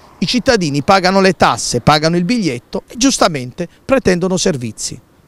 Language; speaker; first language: Italian; native; Italian